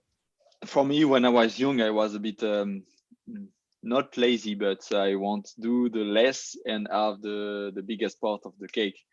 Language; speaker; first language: English; non-native, learner; French